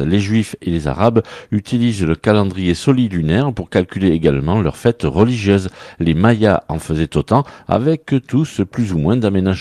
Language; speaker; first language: French; native; French